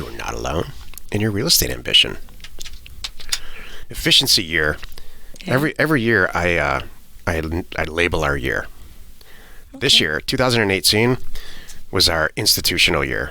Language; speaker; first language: English; native; English